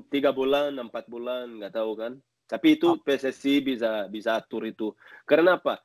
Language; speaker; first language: Malay; non-native, fluent; Portuguese